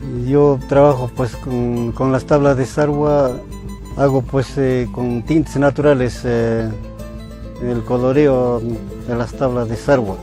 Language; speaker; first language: Spanish; non-native, local second language; Quechua